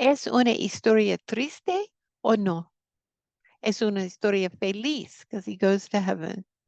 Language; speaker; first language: Spanish; non-native, fluent; English